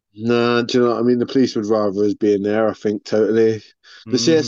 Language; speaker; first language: English; early bilingual, other home language; Spanish